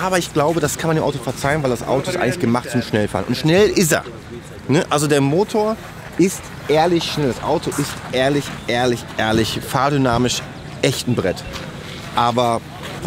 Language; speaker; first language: German; native; German